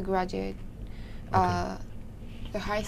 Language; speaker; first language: English; non-native, learner; Japanese